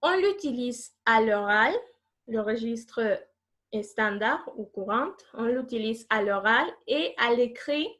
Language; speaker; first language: French; non-native, fluent; Spanish